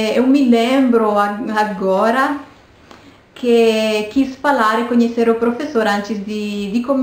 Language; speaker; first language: Portuguese; non-native, fluent; Romanian